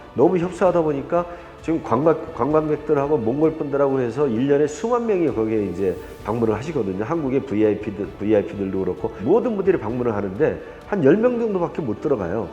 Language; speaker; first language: Korean; native; Korean